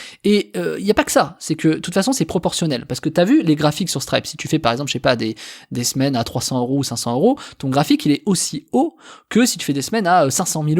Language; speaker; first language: French; native; French